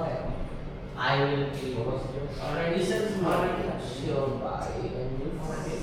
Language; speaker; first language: English; non-native, learner; Indonesian